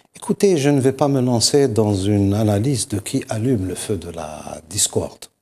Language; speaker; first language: French; non-native, local second language; Kabyle